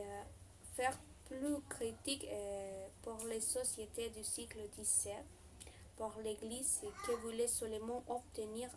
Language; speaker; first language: French; non-native, learner; Spanish